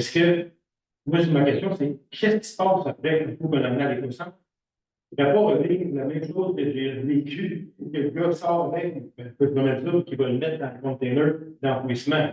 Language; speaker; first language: French; native; French